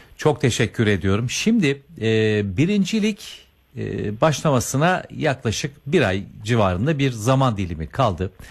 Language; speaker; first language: Turkish; native; Turkish